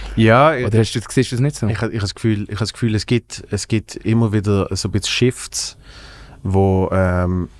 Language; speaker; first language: German; native; German